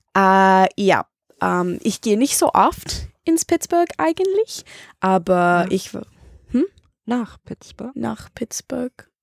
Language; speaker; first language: German; non-native, learner; English